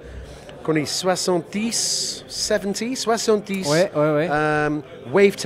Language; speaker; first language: French; non-native, learner; English